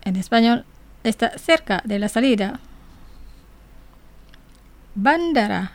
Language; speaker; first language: Spanish; non-native, fluent; Indonesian